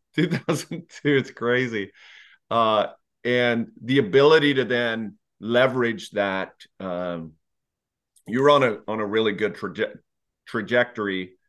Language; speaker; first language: English; native; English